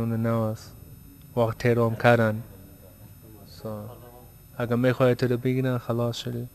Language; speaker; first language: Persian; early bilingual, heritage; Persian